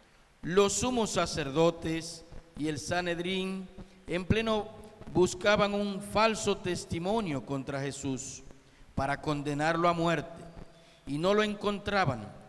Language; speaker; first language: Spanish; native; Spanish